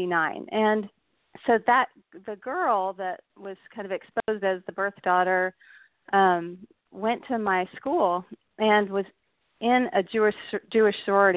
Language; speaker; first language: English; native; English